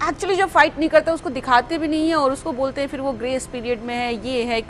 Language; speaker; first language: Hindi; native; Hindi